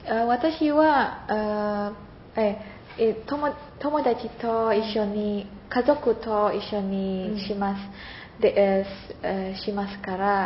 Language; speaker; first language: Japanese; non-native, learner; Indonesian